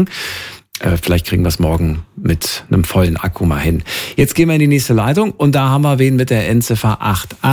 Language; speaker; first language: German; native; German